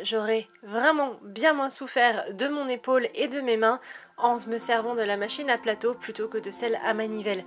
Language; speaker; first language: French; native; French